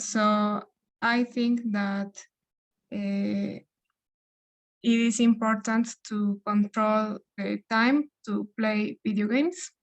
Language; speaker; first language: English; non-native, learner; Spanish